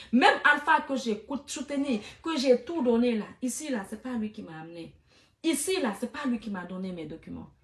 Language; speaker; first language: French; non-native, local second language; Fula